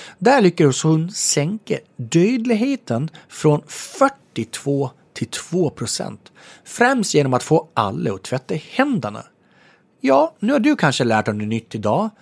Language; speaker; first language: Swedish; native; Swedish